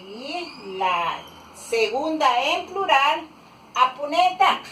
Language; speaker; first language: Spanish; non-native, local second language; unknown